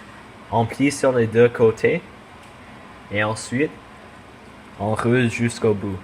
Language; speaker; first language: French; non-native, learner; English